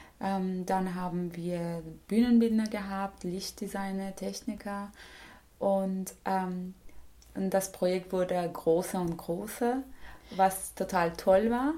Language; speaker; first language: German; non-native, fluent; Persian